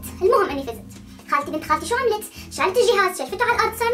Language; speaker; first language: Arabic; native; Arabic